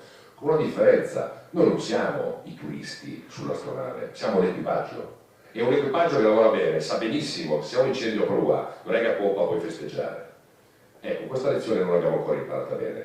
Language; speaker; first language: Italian; native; Italian